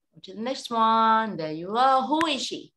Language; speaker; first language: English; non-native, fluent; Vietnamese